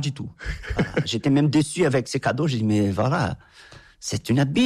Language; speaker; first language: French; non-native, fluent; Portuguese